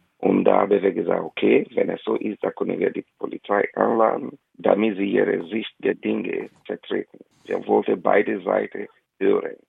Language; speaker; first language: German; non-native, fluent; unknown